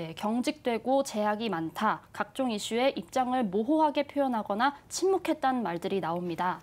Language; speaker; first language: Korean; native; Korean